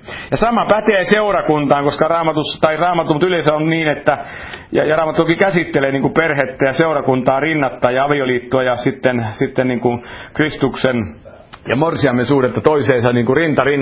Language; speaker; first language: Finnish; native; Finnish